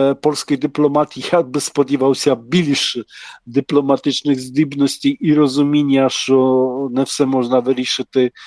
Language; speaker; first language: Polish; non-native, learner; Ukrainian